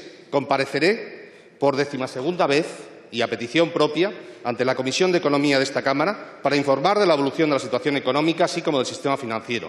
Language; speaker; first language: Spanish; native; Spanish